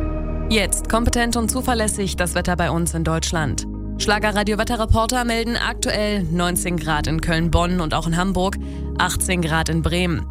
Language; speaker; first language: German; native; German